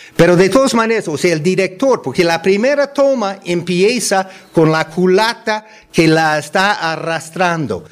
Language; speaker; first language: Spanish; non-native, fluent; English